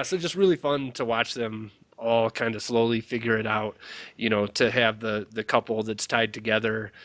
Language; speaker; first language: English; native; English